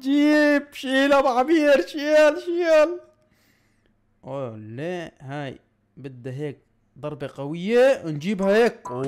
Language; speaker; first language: Arabic; native; Arabic